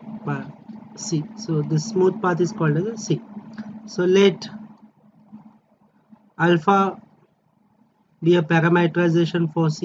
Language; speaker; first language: English; non-native, local second language; Marathi